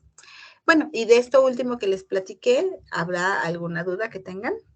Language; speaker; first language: Spanish; native; Spanish